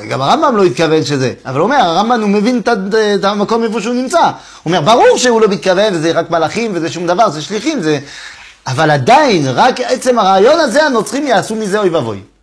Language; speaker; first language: Hebrew; non-native, fluent; French